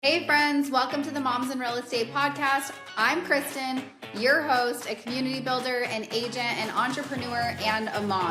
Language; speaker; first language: English; native; English